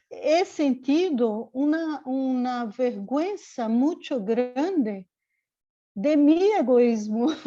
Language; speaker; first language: Spanish; non-native, learner; Portuguese